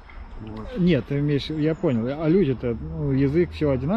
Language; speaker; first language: Russian; native; Russian